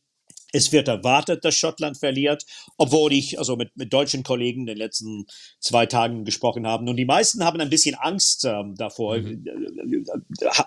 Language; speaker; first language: German; non-native, fluent; English